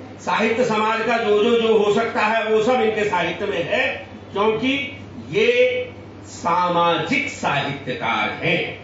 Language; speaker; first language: Hindi; native; Hindi